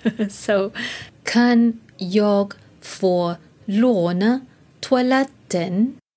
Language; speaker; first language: Swedish; non-native, learner; Malay